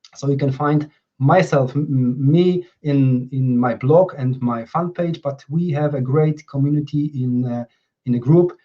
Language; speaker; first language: English; non-native, fluent; Polish